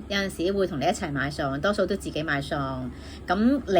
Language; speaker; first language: Cantonese; native; Cantonese